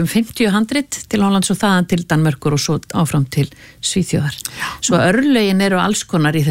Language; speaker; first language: Icelandic; native; Icelandic